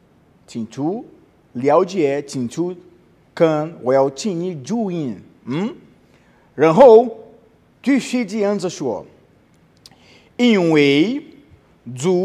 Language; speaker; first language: Chinese; non-native, learner; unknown